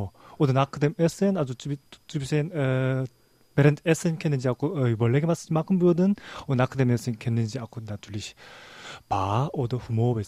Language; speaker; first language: German; non-native, learner; Korean